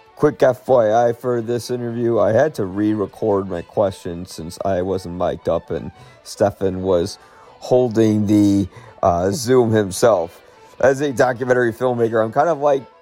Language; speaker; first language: English; native; English